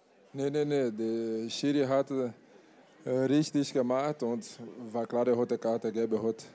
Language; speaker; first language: German; non-native, learner; Portuguese